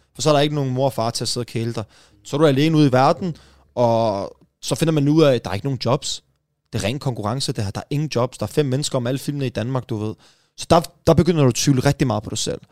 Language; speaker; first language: Danish; early bilingual, other home language; Persian